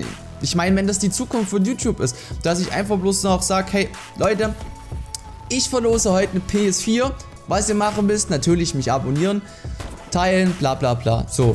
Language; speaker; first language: German; native; German